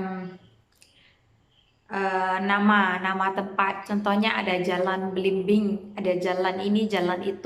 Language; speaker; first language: Indonesian; non-native, fluent; Khmer